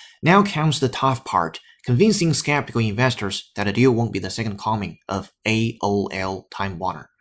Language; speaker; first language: English; non-native, fluent; Chinese